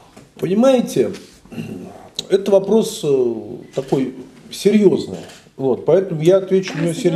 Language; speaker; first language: Russian; native; Russian